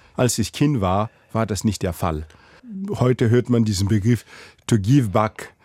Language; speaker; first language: German; non-native, fluent; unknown